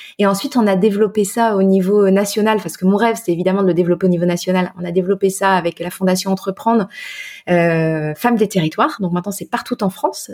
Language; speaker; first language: French; native; French